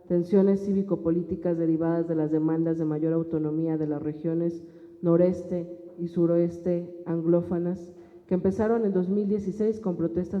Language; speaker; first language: Spanish; native; Spanish